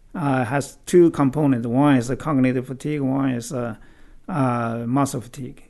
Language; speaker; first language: English; non-native, fluent; Chinese